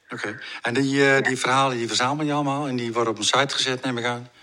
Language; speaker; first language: Dutch; non-native, local second language; Western Frisian